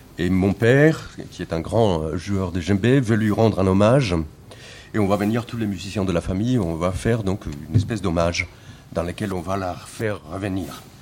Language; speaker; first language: French; non-native, fluent; Spanish